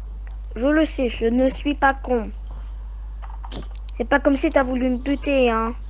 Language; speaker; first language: French; native; French